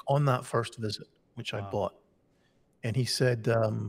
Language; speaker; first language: English; native; English